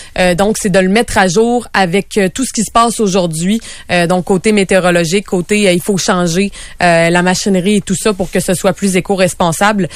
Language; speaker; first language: French; native; French